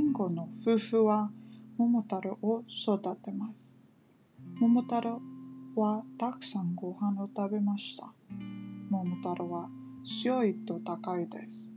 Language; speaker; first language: Japanese; non-native, learner; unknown